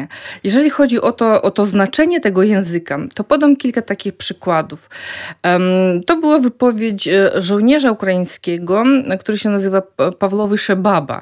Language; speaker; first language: Polish; non-native, fluent; Ukrainian